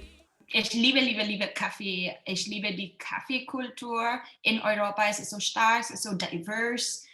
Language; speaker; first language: German; non-native, learner; Filipino